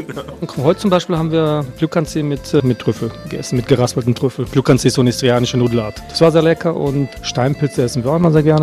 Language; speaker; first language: German; early bilingual, heritage; Croatian